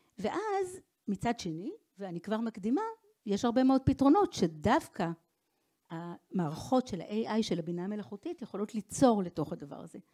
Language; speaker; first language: Hebrew; native; Hebrew